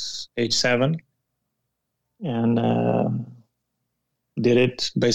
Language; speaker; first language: English; non-native, fluent; Portuguese